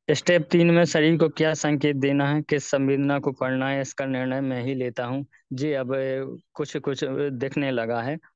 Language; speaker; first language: Hindi; native; Hindi